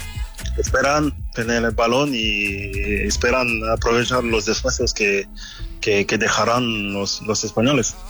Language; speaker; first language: Spanish; non-native, fluent; French